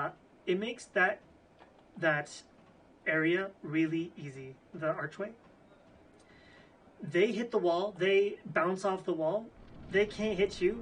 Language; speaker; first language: English; native; English